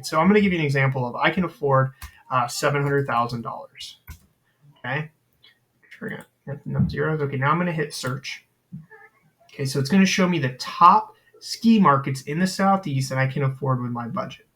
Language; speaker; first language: English; native; English